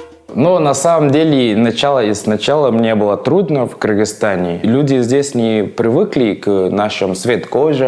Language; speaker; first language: Russian; non-native, fluent; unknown